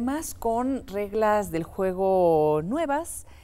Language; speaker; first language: Spanish; native; Spanish